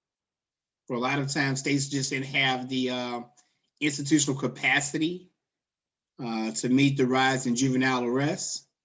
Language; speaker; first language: English; native; English